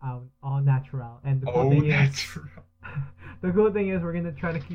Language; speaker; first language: English; early bilingual, other home language; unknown